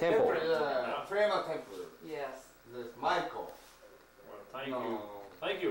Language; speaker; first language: English; non-native, learner; Japanese